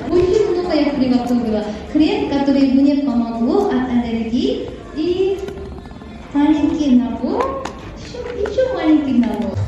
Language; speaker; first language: Russian; non-native, fluent; Korean